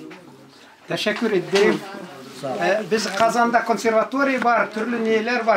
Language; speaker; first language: Turkish; non-native, learner; Tatar